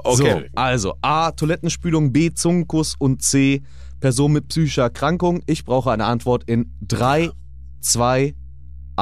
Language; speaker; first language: German; native; German